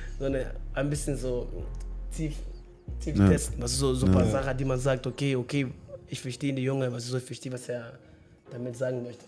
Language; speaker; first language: German; non-native, fluent; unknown